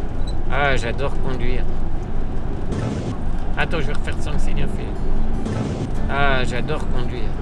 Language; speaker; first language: French; native; French